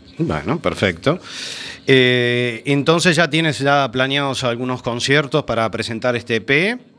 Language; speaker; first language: Spanish; native; Spanish